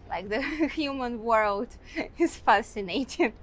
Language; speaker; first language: English; non-native, fluent; Russian